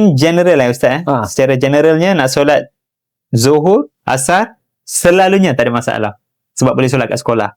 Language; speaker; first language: Malay; non-native, local second language; Tamil